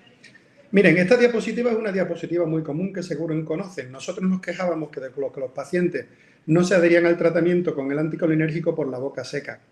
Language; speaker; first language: Spanish; native; Spanish